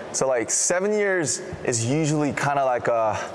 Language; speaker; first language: English; non-native, fluent; Korean